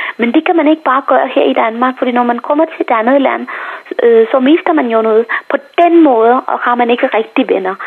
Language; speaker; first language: Danish; non-native, fluent; Tamil